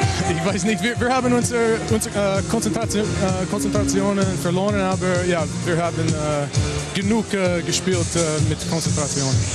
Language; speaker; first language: German; non-native, learner; English